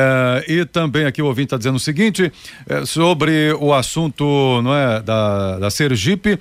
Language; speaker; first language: Portuguese; native; Portuguese